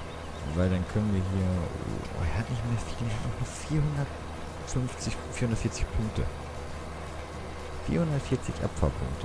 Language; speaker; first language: German; native; German